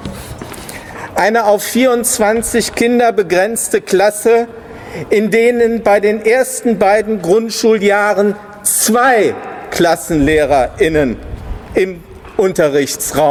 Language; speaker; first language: German; native; German